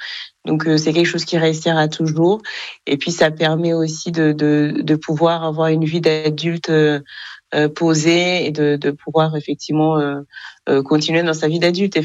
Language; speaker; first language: French; non-native, local second language; Kinyarwanda